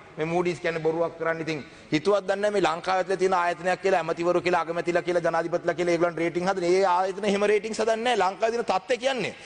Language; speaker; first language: Sinhala; non-native, local second language; Tamil